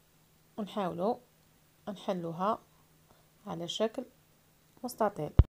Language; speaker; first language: Arabic; native; Arabic